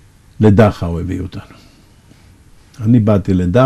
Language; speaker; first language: Hebrew; non-native, fluent; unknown